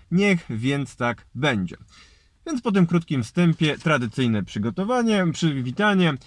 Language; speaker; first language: Polish; native; Polish